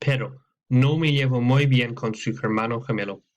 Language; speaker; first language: Spanish; non-native, fluent; English